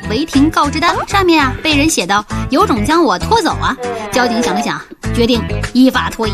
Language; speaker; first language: Chinese; native; Chinese